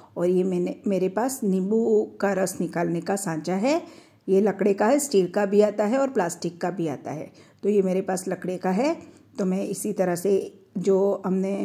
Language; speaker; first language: Hindi; non-native, local second language; Gujarati